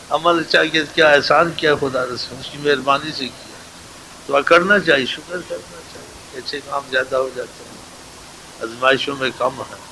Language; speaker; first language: Urdu; non-native, local second language; Saraiki